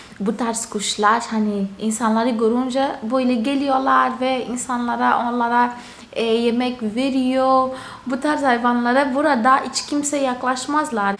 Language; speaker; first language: Turkish; non-native, fluent; Portuguese